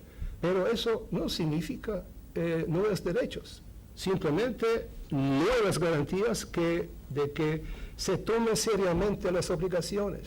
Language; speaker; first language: Spanish; non-native, fluent; Hungarian